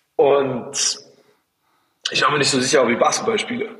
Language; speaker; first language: German; native; German